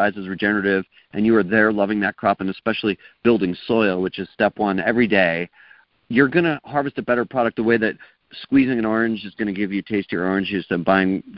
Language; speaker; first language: English; native; English